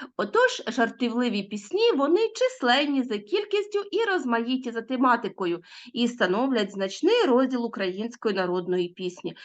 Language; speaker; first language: Ukrainian; native; Ukrainian